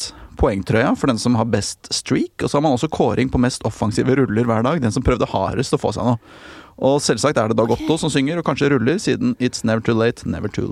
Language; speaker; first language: Norwegian; native; Norwegian